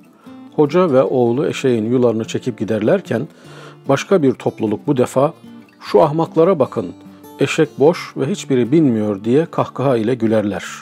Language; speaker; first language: Turkish; native; Turkish